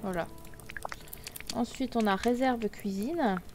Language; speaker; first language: French; native; French